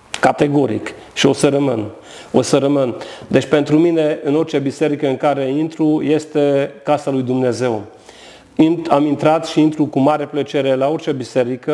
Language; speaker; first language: Romanian; non-native, local second language; Hungarian